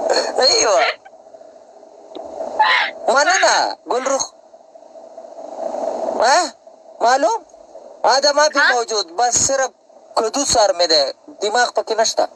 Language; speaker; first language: Arabic; non-native, learner; Pashto